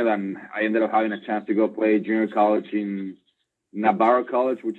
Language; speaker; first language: English; non-native, fluent; Spanish